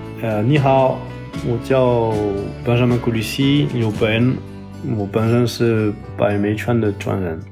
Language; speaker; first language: Chinese; non-native, fluent; French